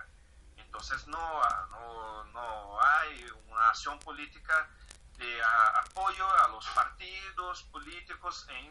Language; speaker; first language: Spanish; non-native, fluent; Portuguese